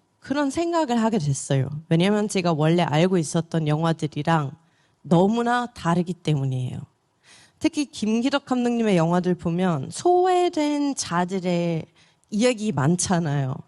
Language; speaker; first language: Korean; non-native, fluent; German